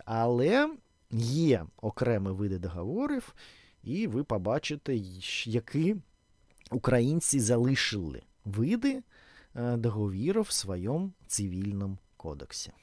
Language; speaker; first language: Ukrainian; non-native, fluent; Russian